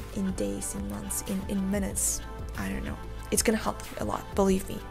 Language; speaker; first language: English; non-native, fluent; Uzbek